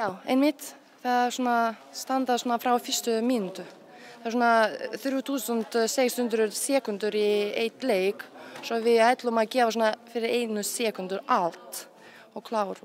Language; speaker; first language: Icelandic; non-native, learner; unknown